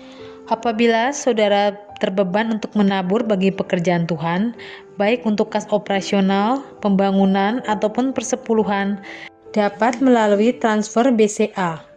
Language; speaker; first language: Indonesian; native; Indonesian